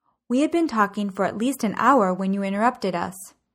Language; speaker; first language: English; native; English